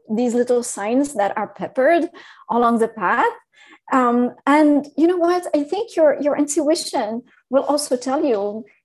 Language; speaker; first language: English; non-native, fluent; Arabic